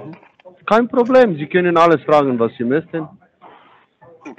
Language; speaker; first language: German; non-native, fluent; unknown